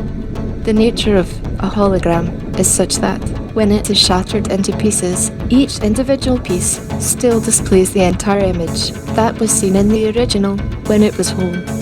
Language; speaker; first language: English; native; English